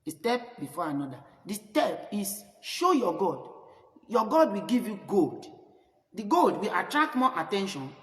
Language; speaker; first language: English; non-native, local second language; Yoruba